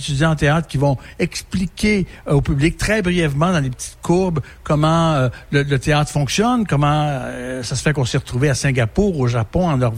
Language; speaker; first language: French; native; French